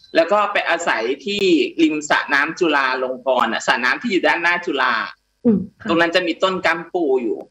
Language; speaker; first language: Thai; native; Thai